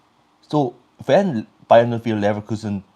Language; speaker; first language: German; non-native, learner; English